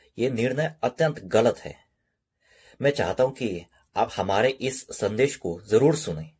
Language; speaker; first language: Hindi; non-native, learner; Korean